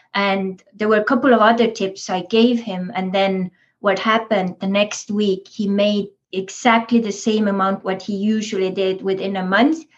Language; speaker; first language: English; non-native, fluent; Estonian